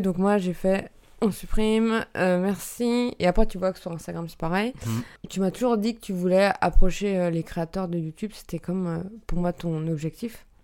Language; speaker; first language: French; native; French